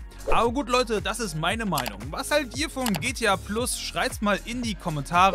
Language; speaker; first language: German; native; German